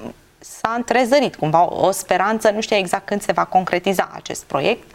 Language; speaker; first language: Romanian; native; Romanian